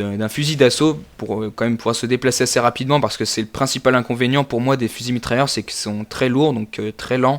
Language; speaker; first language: French; native; French